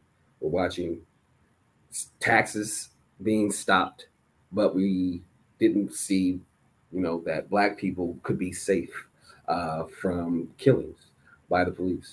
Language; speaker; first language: English; native; English